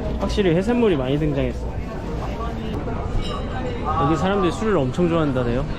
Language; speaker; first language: Korean; native; Korean